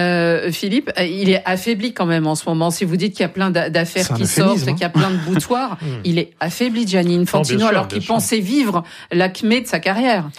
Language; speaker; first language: French; native; French